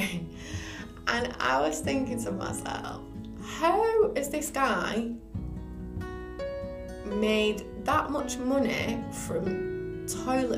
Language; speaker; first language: English; native; English